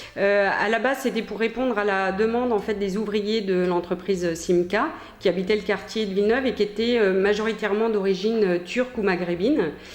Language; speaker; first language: French; native; French